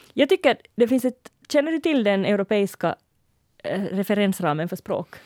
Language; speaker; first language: Swedish; native; Swedish